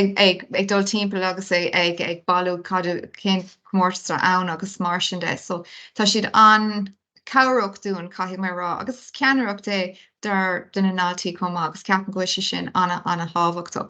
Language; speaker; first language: Irish; non-native, local second language; English